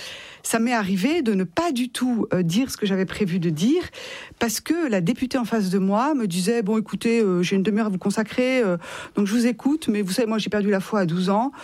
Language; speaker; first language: French; native; French